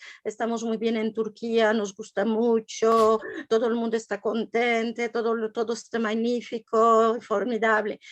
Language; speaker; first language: Spanish; non-native, fluent; French